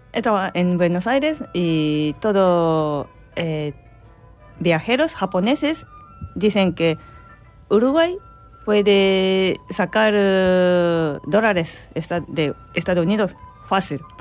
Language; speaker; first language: Spanish; non-native, learner; Japanese